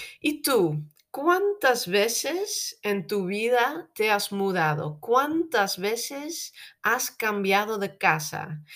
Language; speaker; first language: Spanish; native; Spanish